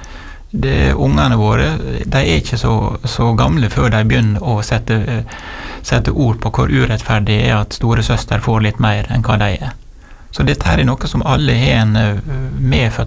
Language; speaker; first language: Norwegian; native; Norwegian